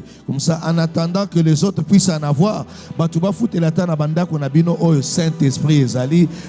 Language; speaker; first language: French; non-native, local second language; Lingala